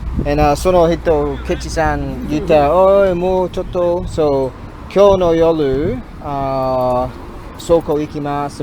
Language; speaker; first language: Japanese; non-native, learner; English